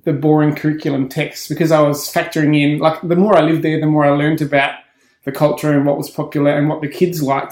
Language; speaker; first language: English; native; English